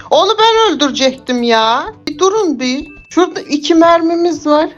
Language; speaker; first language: Turkish; native; Turkish